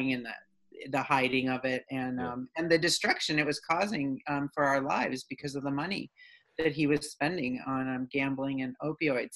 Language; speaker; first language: English; native; English